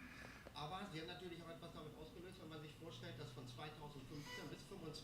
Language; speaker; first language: German; native; German